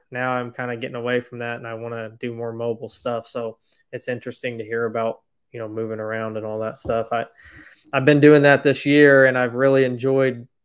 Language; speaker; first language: English; native; English